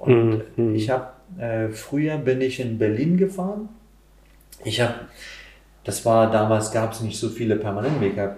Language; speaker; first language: German; non-native, fluent; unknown